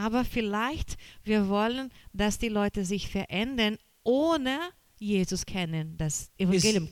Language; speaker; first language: German; non-native, learner; Portuguese